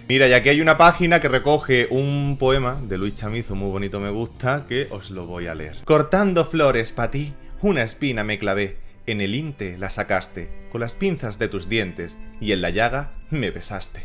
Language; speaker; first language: Spanish; native; Spanish